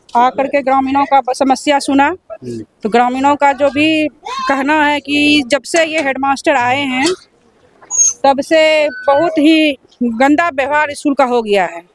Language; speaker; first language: Hindi; native; Hindi